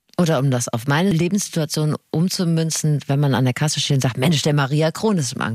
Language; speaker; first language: German; native; German